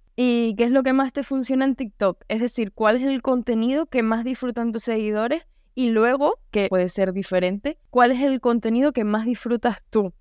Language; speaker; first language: Spanish; native; Spanish